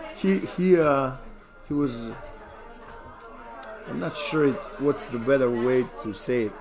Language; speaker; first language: English; non-native, fluent; Serbian